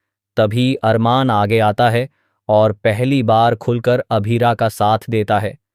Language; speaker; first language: Hindi; native; Hindi